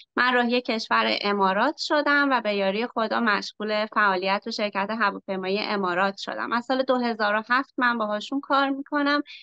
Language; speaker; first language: Persian; native; Persian